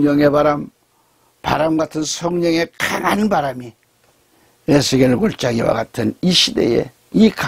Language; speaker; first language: Korean; native; Korean